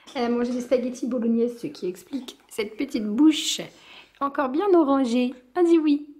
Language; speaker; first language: French; native; French